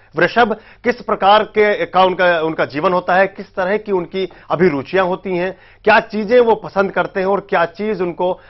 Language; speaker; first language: Hindi; native; Hindi